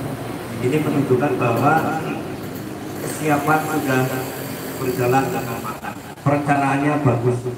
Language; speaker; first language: Indonesian; native; Indonesian